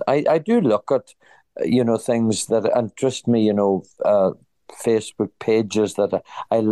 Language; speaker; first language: English; native; English